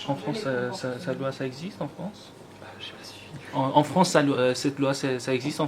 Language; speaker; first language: French; non-native, learner; Persian